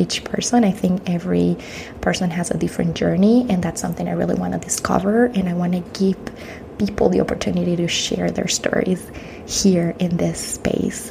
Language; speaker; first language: English; non-native, fluent; Spanish